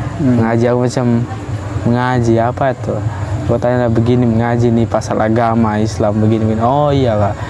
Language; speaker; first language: Malay; early bilingual, other home language; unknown